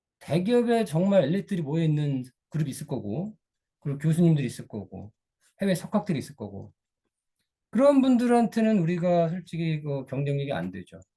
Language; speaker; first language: Korean; native; Korean